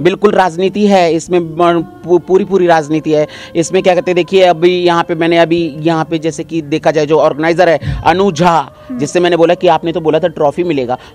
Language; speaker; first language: Hindi; native; Hindi